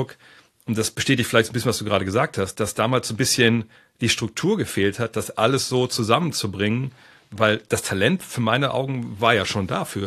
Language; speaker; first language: German; native; German